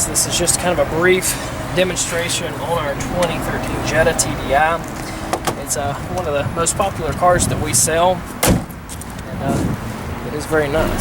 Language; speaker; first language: English; native; English